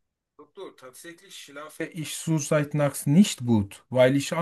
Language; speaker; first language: German; non-native, learner; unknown